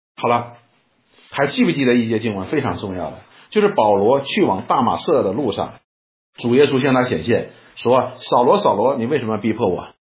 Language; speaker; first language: Chinese; native; Chinese